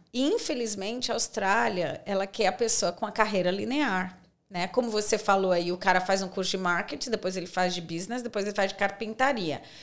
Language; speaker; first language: Portuguese; native; Portuguese